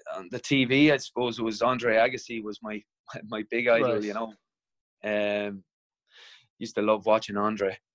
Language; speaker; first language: English; native; English